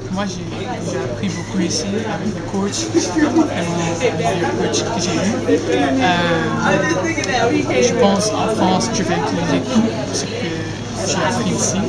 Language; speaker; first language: French; non-native, local second language; Dutch